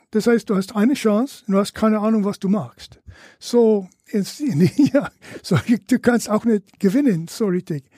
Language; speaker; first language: German; non-native, fluent; English